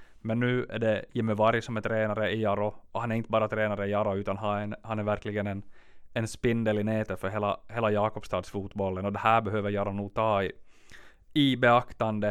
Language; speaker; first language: Swedish; native; Swedish